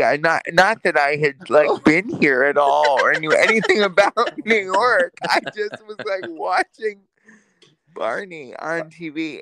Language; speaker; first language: English; native; English